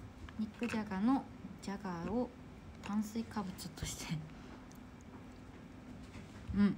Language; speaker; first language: Japanese; non-native, fluent; Korean